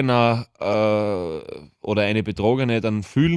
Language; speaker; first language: German; native; German